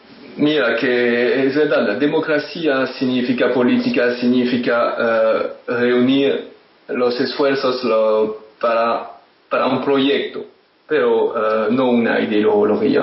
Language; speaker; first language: Spanish; non-native, fluent; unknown